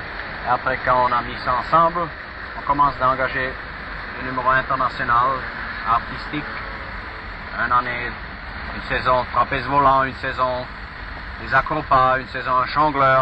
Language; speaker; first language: French; non-native, fluent; German